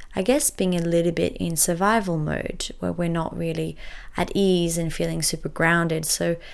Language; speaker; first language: English; early bilingual, other home language; French